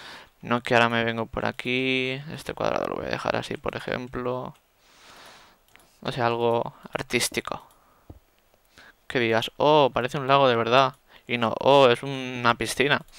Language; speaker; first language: Spanish; native; Spanish